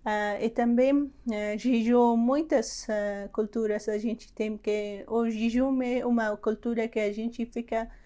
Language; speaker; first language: Portuguese; non-native, learner; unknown